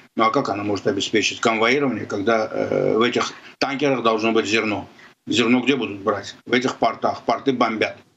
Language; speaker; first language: Russian; non-native, local second language; Azerbaijani